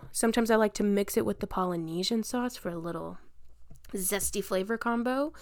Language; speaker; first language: English; native; English